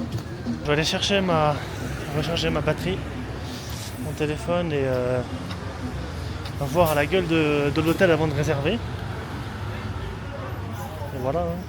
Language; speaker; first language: French; native; French